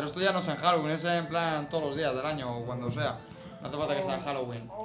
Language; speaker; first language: Spanish; native; Spanish